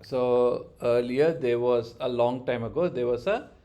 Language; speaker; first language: English; non-native, local second language; Kannada